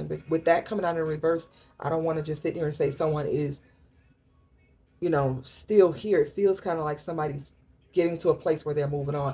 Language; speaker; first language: English; native; English